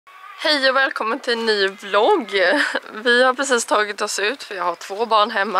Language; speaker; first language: Swedish; native; Swedish